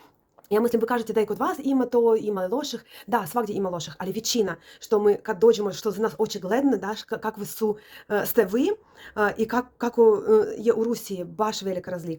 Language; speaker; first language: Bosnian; non-native, learner; Russian